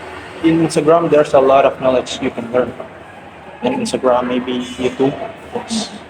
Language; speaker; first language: English; non-native, learner; Indonesian